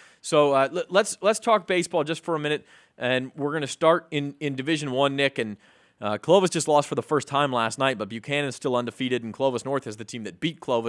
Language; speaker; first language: English; native; English